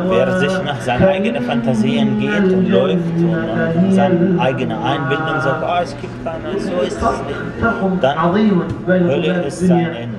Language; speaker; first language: German; non-native, fluent; Arabic